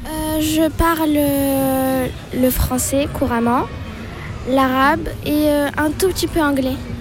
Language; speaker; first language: French; early bilingual, other home language; Arabic